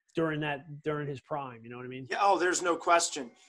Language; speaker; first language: English; early bilingual, other home language; German